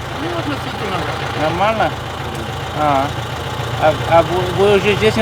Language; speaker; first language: Russian; non-native, learner; Dutch